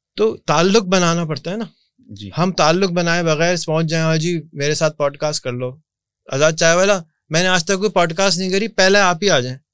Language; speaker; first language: Urdu; native; Urdu